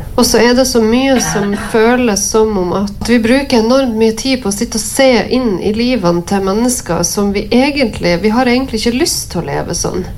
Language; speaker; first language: Norwegian; native; Norwegian